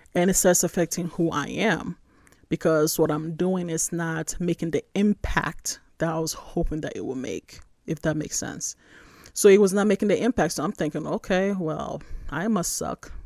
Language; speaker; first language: English; non-native, local second language; Igbo